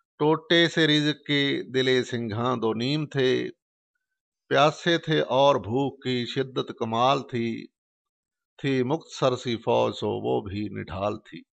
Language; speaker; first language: Urdu; non-native, local second language; Punjabi